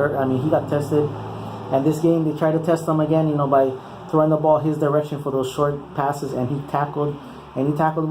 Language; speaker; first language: English; native; English